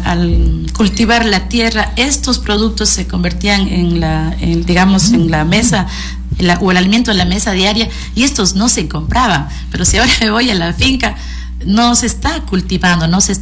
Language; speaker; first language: Spanish; native; Spanish